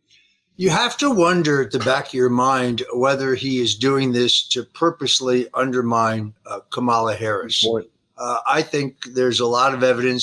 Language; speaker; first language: English; native; English